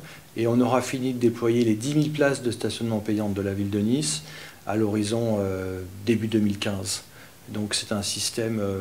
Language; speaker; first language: French; native; French